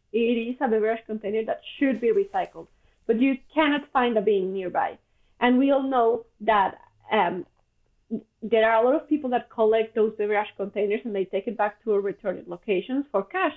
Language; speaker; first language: English; non-native, fluent; Spanish